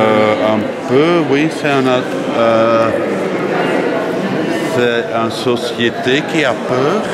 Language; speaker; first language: French; non-native, local second language; Dutch